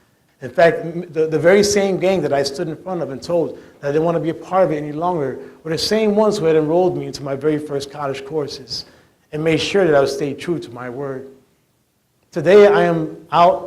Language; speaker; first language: English; native; English